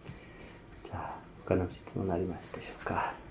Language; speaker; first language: Japanese; non-native, fluent; English